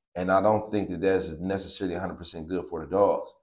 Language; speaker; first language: English; native; English